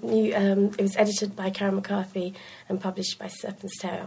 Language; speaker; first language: English; non-native, local second language; Sinhala